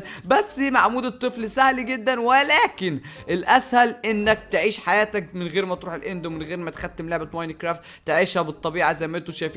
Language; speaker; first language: Arabic; native; Arabic